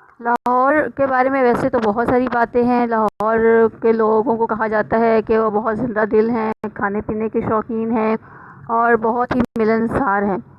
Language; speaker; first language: Urdu; native; Urdu